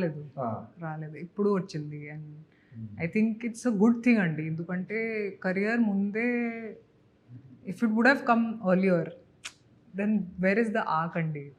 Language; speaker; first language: Telugu; non-native, local second language; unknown